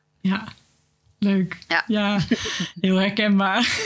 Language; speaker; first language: Dutch; native; Dutch